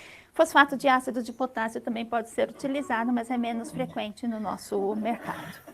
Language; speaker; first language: Portuguese; native; Portuguese